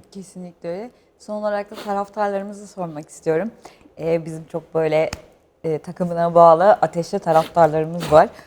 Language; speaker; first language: Turkish; native; Turkish